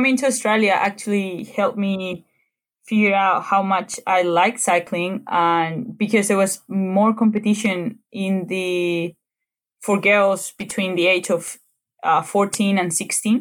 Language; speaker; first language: English; non-native, fluent; Spanish